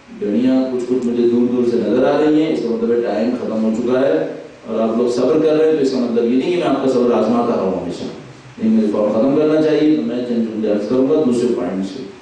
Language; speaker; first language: Urdu; native; Urdu